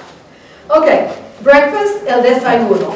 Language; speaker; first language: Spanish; non-native, fluent; English